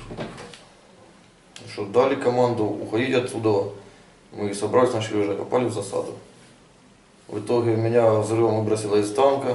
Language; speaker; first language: Russian; non-native, local second language; Ukrainian